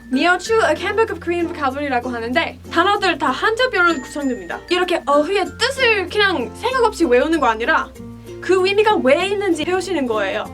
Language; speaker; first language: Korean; non-native, fluent; English